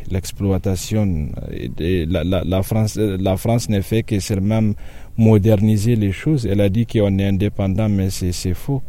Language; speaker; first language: French; non-native, local second language; Tamasheq